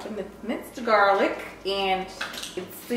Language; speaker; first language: English; native; English